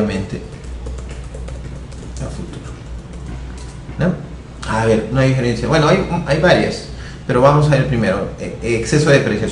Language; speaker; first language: Spanish; native; Spanish